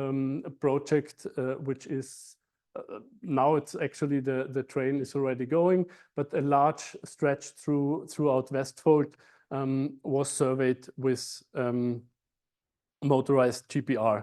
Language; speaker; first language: English; non-native, fluent; German